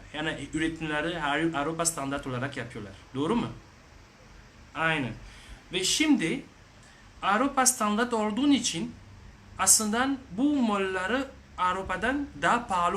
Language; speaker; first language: Turkish; non-native, learner; French